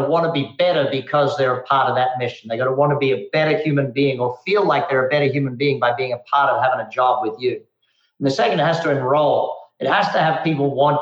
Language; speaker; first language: English; native; English